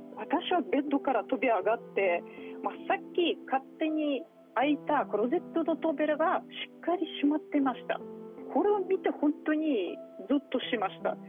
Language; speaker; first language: Japanese; non-native, fluent; Russian